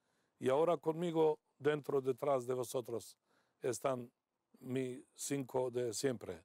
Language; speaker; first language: Spanish; non-native, fluent; Serbian